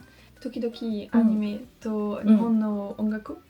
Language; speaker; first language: Japanese; non-native, learner; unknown